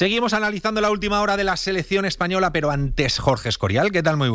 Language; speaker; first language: Spanish; native; Spanish